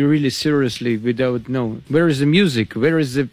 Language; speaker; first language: English; non-native, learner; Russian